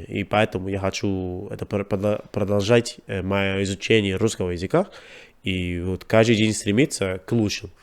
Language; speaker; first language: Russian; non-native, learner; English